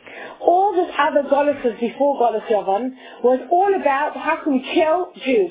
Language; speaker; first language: English; native; English